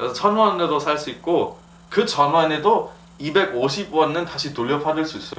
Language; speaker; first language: Korean; non-native, fluent; German